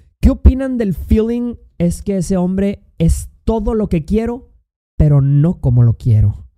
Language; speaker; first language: Spanish; native; Spanish